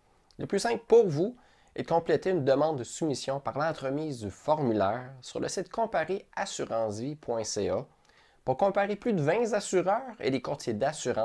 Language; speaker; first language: French; native; French